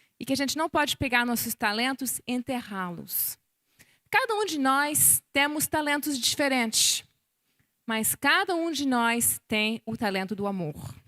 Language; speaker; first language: Portuguese; non-native, fluent; English